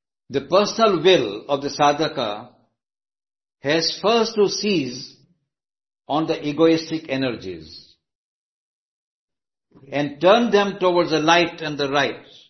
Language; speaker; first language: English; non-native, local second language; Gujarati